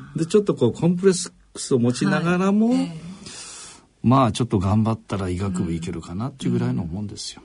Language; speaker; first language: Japanese; native; Japanese